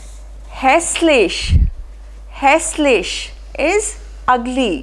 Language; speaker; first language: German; non-native, fluent; Hindi